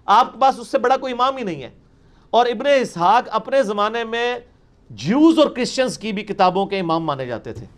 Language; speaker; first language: Urdu; native; Urdu